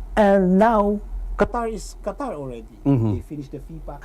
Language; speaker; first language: English; non-native, local second language; Filipino